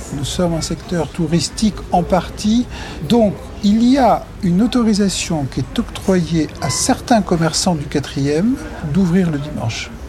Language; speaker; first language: French; native; French